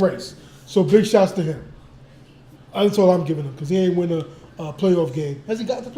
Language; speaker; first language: English; native; English